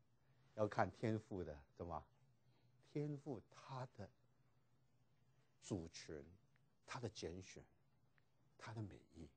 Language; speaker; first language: Chinese; native; Chinese